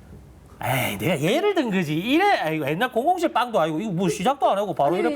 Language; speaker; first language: Korean; native; Korean